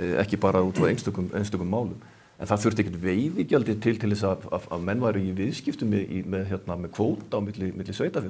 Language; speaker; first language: Icelandic; native; Icelandic